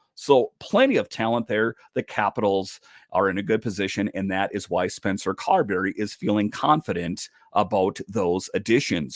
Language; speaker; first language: English; native; English